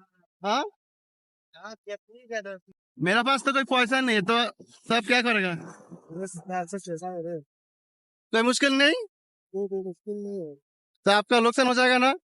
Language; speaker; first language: Hindi; non-native, learner; Bangla